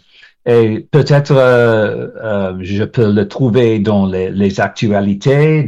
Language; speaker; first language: French; non-native, learner; English